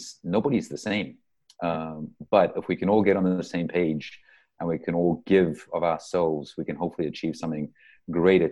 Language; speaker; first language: English; native; English